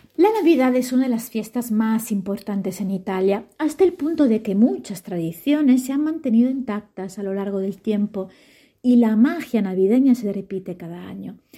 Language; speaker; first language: Spanish; non-native, fluent; Italian